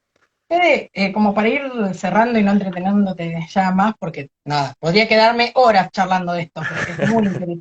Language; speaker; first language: Spanish; native; Spanish